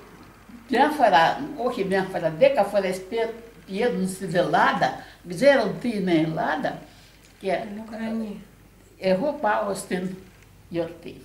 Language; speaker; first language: Greek; non-native, learner; Russian